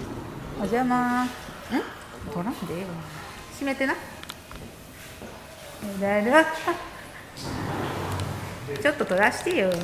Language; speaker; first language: Japanese; native; Japanese